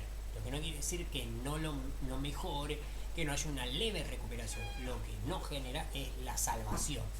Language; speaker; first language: Spanish; native; Spanish